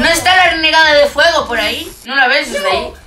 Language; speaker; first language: Spanish; native; Spanish